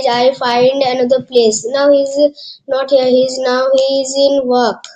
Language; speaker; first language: English; non-native, learner; Hindi